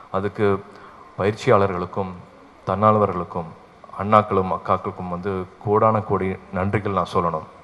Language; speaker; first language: Tamil; native; Tamil